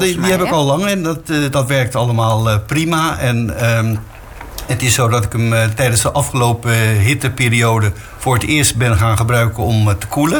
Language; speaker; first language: Dutch; native; Dutch